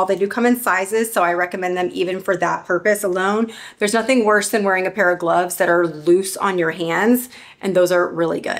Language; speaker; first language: English; native; English